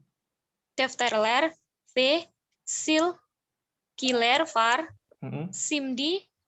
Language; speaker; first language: Turkish; non-native, learner; Indonesian